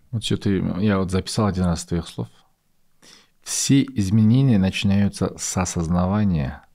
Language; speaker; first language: Russian; non-native, local second language; Kazakh